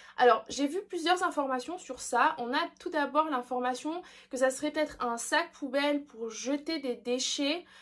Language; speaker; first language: French; early bilingual, other home language; Portuguese